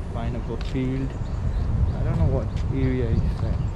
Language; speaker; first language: English; non-native, fluent; Nepali